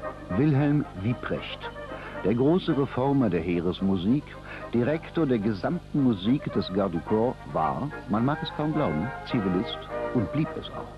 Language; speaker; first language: German; native; German